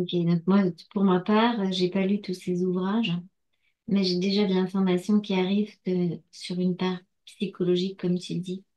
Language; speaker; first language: French; native; French